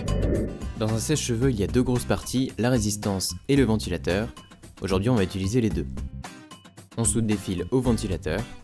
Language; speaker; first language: French; native; French